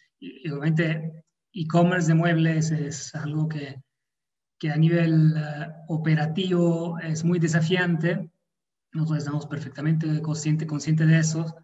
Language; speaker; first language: Spanish; non-native, fluent; Italian